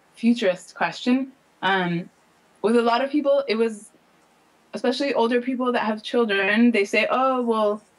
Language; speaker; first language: English; native; English